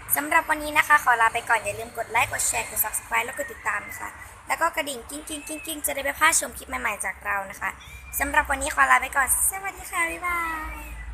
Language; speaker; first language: Thai; native; Thai